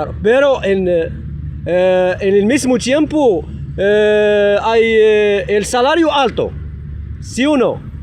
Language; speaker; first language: Spanish; non-native, learner; Arabic